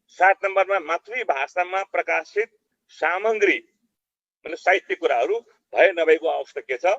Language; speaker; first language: Nepali; non-native, local second language; Eastern Tamang